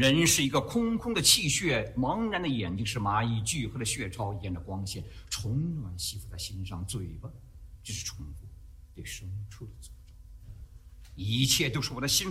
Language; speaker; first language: English; non-native, fluent; Chinese